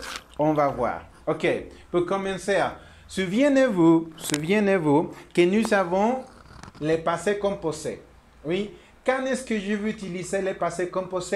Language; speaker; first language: French; non-native, learner; Spanish